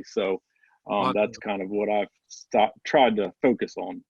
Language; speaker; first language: English; native; English